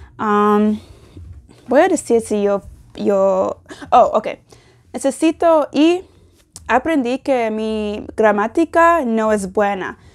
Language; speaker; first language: Spanish; non-native, learner; English